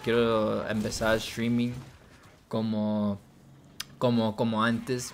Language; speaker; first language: Spanish; early bilingual, heritage; Spanish